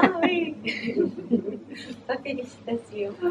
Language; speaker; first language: French; non-native, learner; Japanese